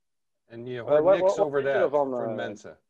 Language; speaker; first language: Dutch; non-native, learner; English